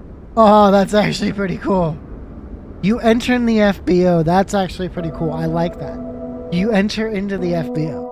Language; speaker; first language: English; native; English